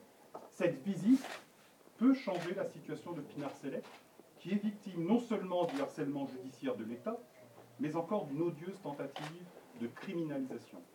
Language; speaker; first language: French; native; French